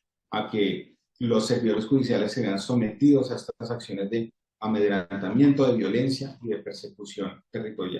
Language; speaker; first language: Spanish; native; Spanish